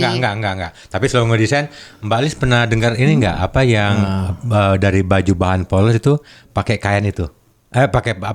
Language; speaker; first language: Indonesian; native; Indonesian